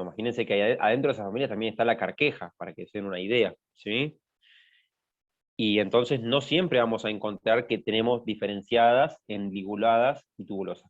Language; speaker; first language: Spanish; native; Spanish